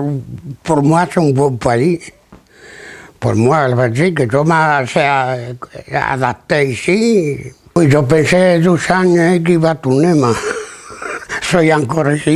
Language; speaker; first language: French; non-native, learner; Spanish